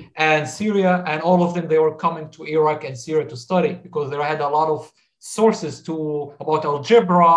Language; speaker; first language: English; non-native, fluent; Arabic